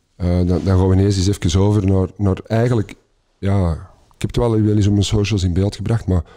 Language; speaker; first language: Dutch; native; Dutch